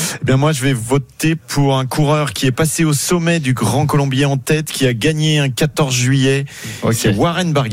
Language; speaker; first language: French; native; French